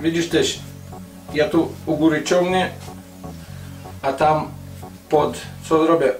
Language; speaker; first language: Polish; non-native, learner; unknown